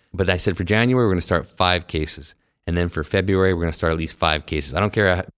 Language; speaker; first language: English; native; English